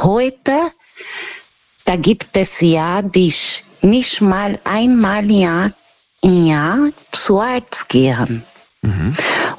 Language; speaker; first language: German; non-native, learner; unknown